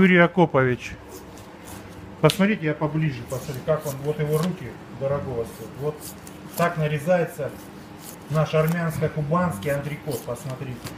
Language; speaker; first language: Russian; native; Russian